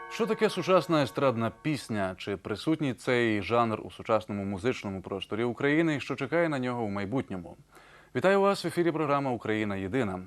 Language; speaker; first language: Ukrainian; native; Ukrainian